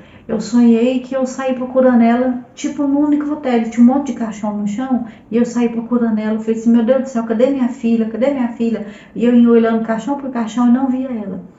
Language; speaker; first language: Portuguese; native; Portuguese